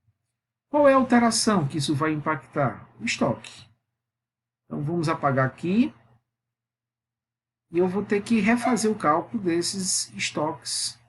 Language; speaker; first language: Portuguese; native; Portuguese